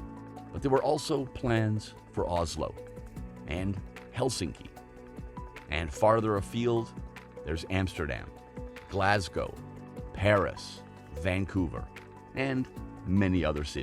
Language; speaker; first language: English; native; English